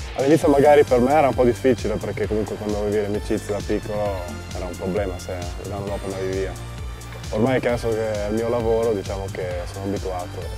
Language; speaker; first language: Italian; early bilingual, other home language; Bosnian